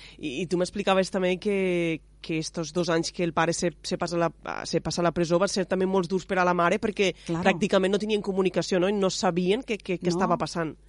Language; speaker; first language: Catalan; native; Catalan